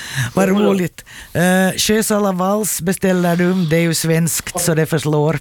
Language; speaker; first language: Swedish; native; Swedish